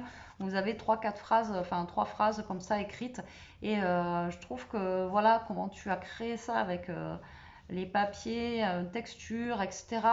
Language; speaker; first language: French; native; French